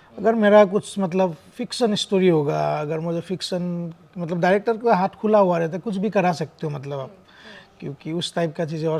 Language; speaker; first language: Hindi; non-native, local second language; Assamese